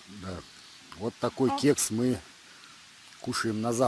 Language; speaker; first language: Russian; native; Russian